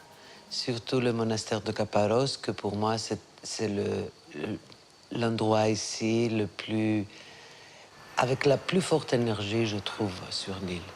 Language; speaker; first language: French; non-native, fluent; Greek